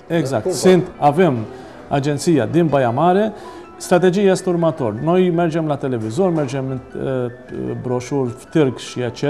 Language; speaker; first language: Romanian; non-native, learner; Maltese